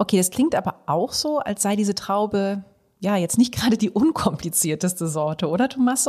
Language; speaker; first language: German; native; German